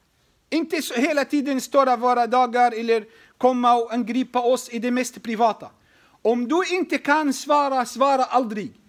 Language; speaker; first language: Swedish; non-native, fluent; Arabic